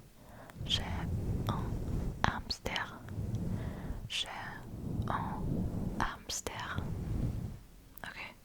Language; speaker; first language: French; non-native, learner; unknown